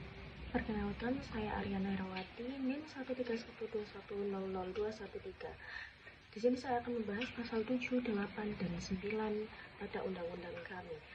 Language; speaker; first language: Indonesian; native; Indonesian